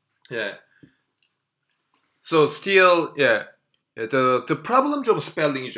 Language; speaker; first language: English; non-native, fluent; Korean